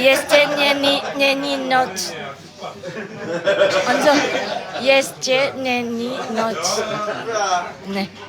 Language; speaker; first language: Czech; non-native, learner; Indonesian